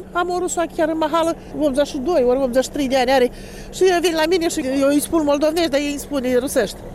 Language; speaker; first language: Romanian; native; Romanian